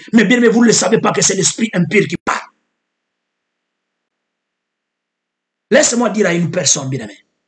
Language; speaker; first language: French; non-native, local second language; Lingala